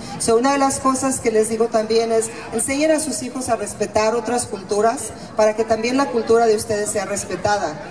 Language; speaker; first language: Spanish; early bilingual, heritage; Spanish